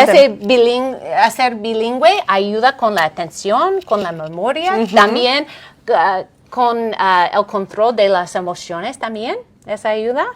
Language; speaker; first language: Spanish; non-native, fluent; English